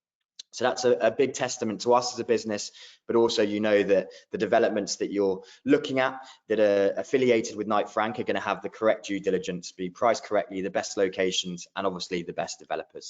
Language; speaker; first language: English; native; English